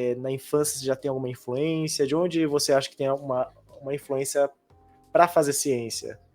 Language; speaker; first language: Portuguese; native; Portuguese